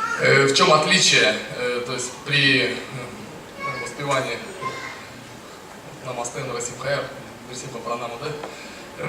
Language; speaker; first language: Russian; native; Russian